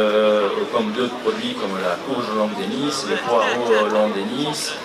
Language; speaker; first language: French; non-native, fluent; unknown